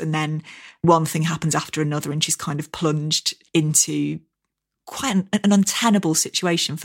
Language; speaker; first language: English; native; English